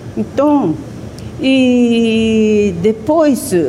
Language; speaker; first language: Portuguese; non-native, fluent; Japanese